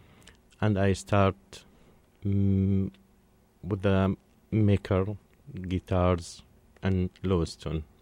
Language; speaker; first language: English; non-native, learner; Arabic